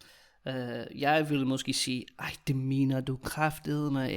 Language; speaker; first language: Danish; native; Danish